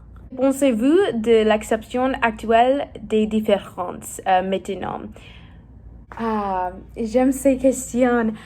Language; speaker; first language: French; non-native, learner; English